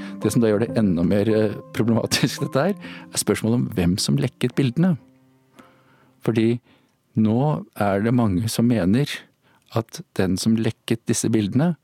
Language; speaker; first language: Norwegian; native; Norwegian